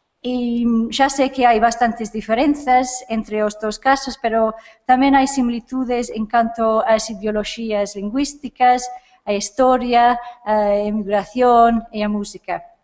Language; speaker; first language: Galician; non-native, fluent; English